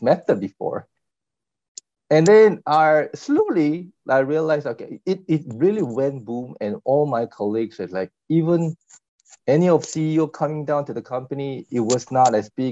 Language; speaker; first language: English; non-native, fluent; Korean